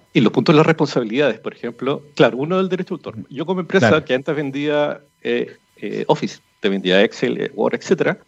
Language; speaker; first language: Spanish; native; Spanish